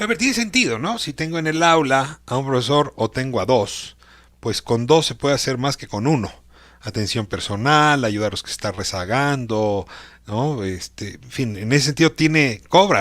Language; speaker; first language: Spanish; native; Spanish